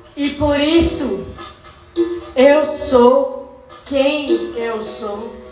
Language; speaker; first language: Portuguese; non-native, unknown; English